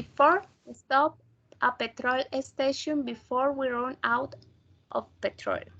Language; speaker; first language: English; non-native, fluent; Spanish